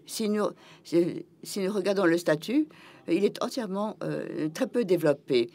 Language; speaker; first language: French; non-native, fluent; German